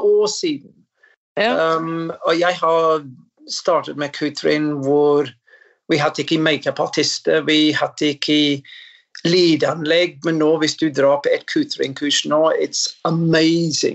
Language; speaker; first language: Norwegian; non-native, fluent; English